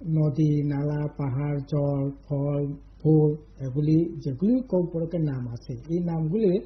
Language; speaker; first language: Bangla; non-native, local second language; Kok Borok